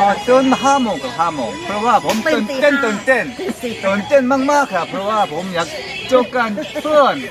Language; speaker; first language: Thai; non-native, learner; Korean